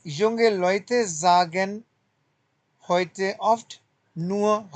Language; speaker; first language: German; non-native, fluent; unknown